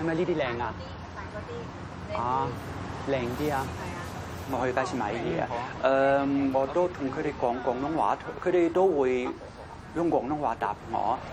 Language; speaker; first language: Cantonese; non-native, fluent; German